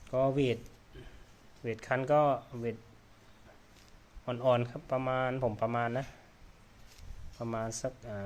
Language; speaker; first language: Thai; native; Thai